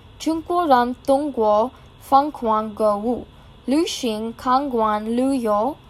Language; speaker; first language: Chinese; non-native, learner; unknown